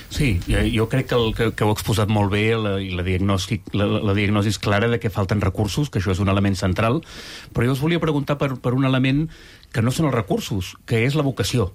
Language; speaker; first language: Catalan; native; Catalan